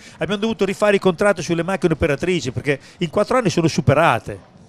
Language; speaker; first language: Italian; native; Italian